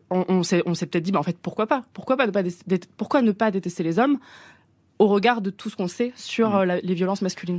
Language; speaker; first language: French; native; French